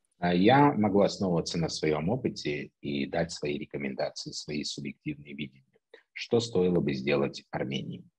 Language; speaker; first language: Russian; native; Russian